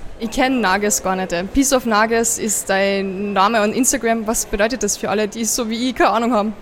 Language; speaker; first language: German; native; German